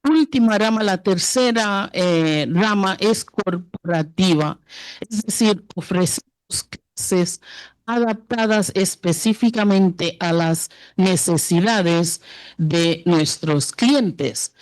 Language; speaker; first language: Spanish; non-native, fluent; English